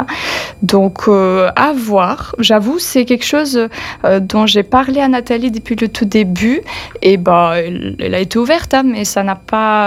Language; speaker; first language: French; non-native, fluent; Russian